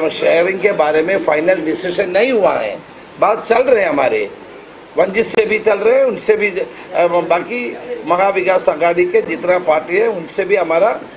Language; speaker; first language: Hindi; non-native, local second language; Marathi